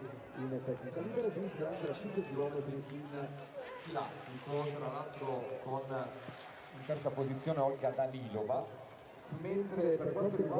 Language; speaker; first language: Italian; native; Italian